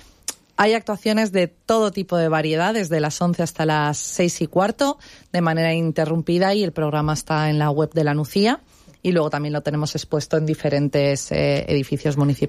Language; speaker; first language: Spanish; native; Spanish